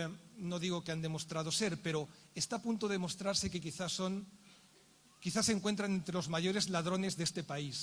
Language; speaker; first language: Spanish; native; Spanish